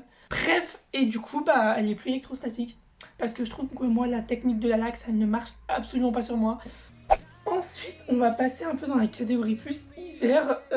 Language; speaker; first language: French; native; French